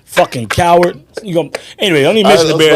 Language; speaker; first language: English; native; English